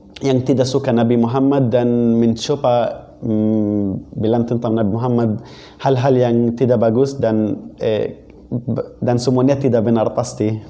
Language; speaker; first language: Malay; non-native, fluent; Arabic